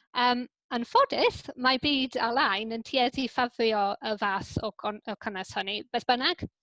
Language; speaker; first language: Welsh; non-native, local second language; English